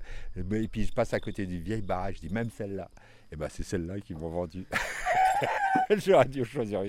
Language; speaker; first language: French; native; French